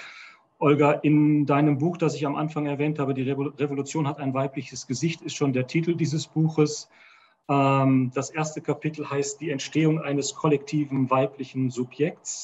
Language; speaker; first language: German; native; German